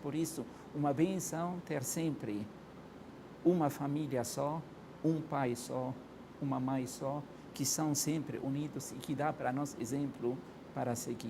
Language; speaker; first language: Portuguese; non-native, fluent; Arabic